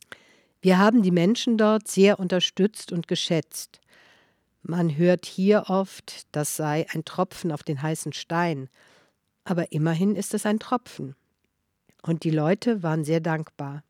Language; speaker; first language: German; non-native, fluent; Dutch